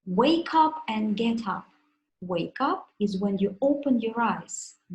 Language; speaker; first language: English; non-native, fluent; Russian